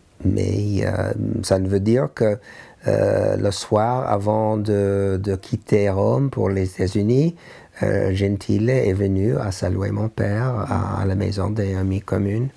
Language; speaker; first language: French; non-native, learner; English